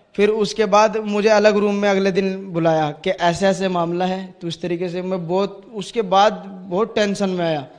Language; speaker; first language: Hindi; native; Hindi